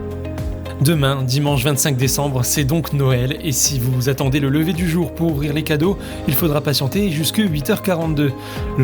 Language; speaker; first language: French; native; French